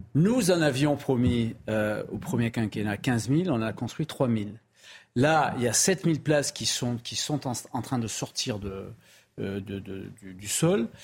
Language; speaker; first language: French; native; French